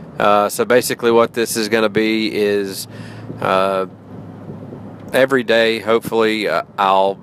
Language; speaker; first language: English; native; English